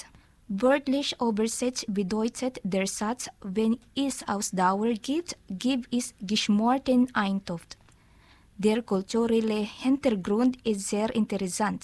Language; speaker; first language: German; non-native, learner; Filipino